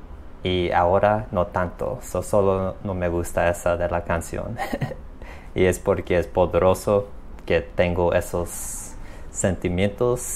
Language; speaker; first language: Spanish; non-native, learner; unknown